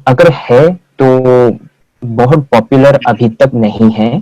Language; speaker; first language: Hindi; non-native, fluent; Korean